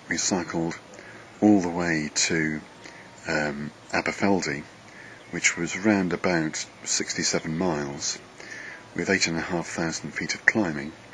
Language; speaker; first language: English; native; English